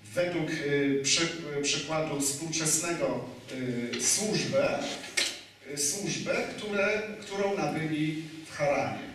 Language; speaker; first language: Polish; native; Polish